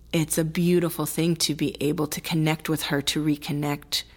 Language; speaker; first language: English; early bilingual, other home language; Spanish